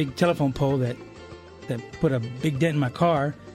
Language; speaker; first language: English; early bilingual, other home language; Spanish